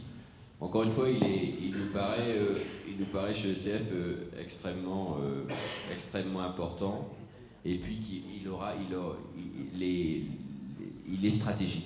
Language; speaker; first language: French; native; French